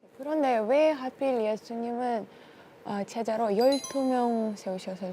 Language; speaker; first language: Korean; non-native, fluent; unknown